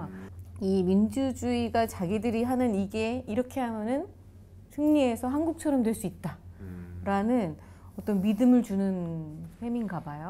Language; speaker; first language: Korean; native; Korean